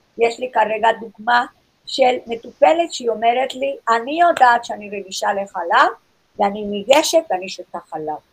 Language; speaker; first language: Hebrew; non-native, fluent; English